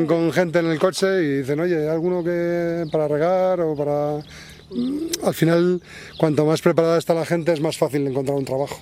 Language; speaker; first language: Spanish; native; Spanish